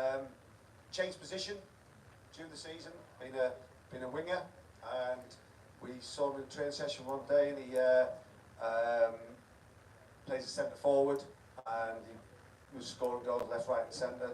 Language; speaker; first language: English; native; English